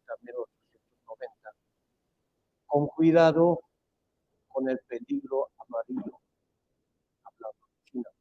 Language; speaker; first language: Spanish; non-native, fluent; German